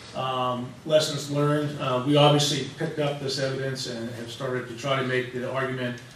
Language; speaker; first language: English; native; English